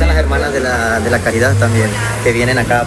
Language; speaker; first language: Spanish; native; Spanish